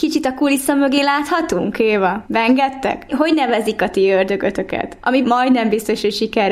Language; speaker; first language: Hungarian; native; Hungarian